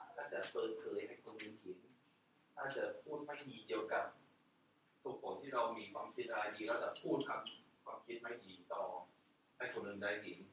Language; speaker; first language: Thai; non-native, fluent; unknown